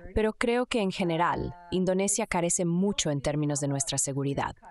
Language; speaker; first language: Spanish; non-native, fluent; Indonesian